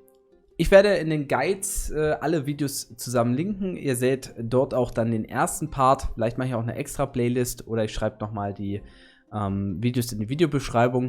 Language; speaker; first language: German; native; German